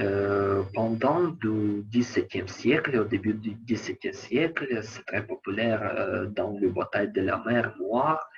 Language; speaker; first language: French; non-native, learner; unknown